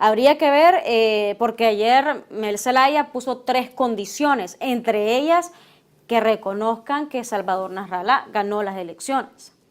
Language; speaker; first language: Spanish; native; Spanish